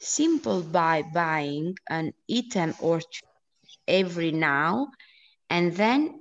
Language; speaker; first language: English; non-native, learner; Italian